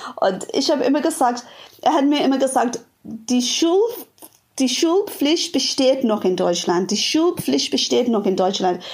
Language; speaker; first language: German; non-native, fluent; English